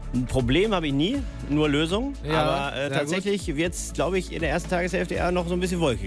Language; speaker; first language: German; native; German